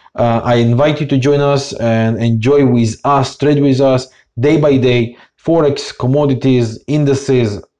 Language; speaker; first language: English; non-native, fluent; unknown